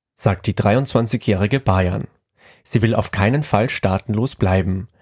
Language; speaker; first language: German; native; German